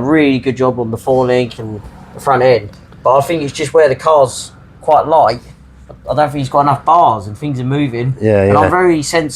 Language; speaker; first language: English; native; English